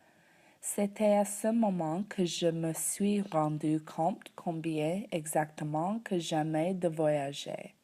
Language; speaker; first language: French; non-native, learner; English